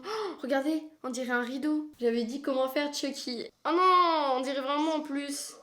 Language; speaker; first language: French; native; French